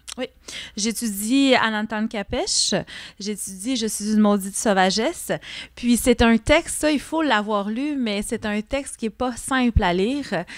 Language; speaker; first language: French; non-native, local second language; Innu-aimun